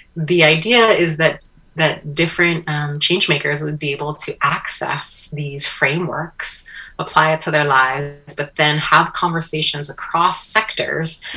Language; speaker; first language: English; native; English